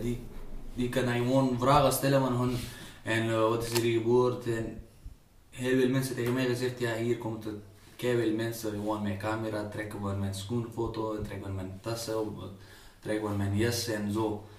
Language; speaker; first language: Dutch; non-native, learner; Pashto